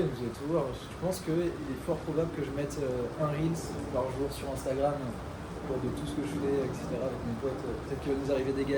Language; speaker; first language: French; native; French